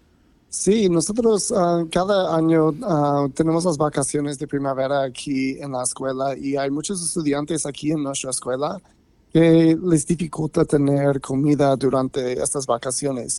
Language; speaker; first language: Spanish; non-native, fluent; English